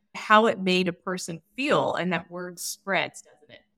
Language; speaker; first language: English; native; English